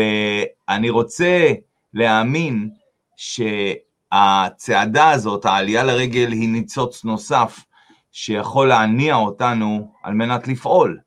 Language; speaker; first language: Hebrew; native; Hebrew